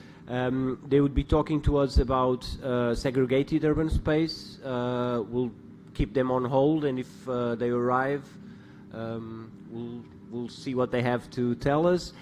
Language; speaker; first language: English; non-native, fluent; Portuguese